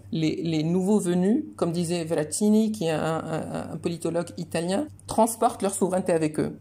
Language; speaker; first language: French; non-native, local second language; Arabic